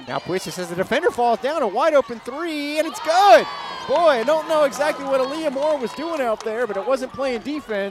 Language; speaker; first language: English; native; English